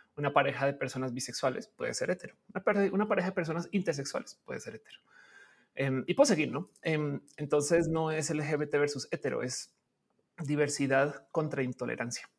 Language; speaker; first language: Spanish; native; Spanish